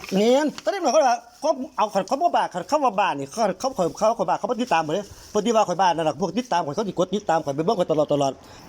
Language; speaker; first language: Thai; native; Thai